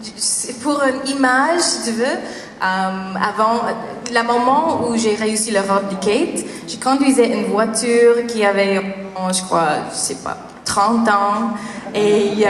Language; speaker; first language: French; non-native, learner; English